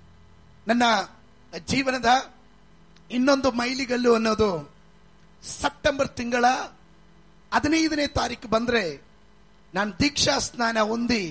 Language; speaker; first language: Kannada; native; Kannada